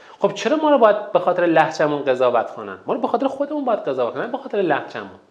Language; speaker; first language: Persian; non-native, local second language; Azerbaijani